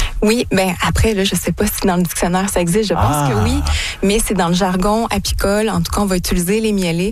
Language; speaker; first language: French; native; French